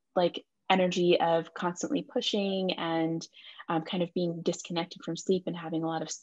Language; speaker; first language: English; native; English